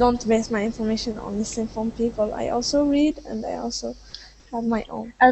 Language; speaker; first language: English; non-native, fluent; Arabic